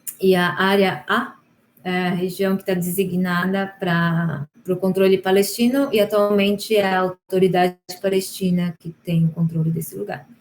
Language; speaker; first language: Portuguese; native; Portuguese